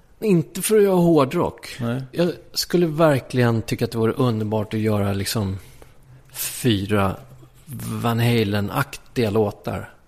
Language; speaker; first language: Swedish; native; Swedish